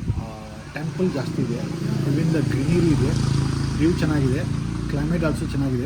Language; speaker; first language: Kannada; non-native, local second language; Tibetan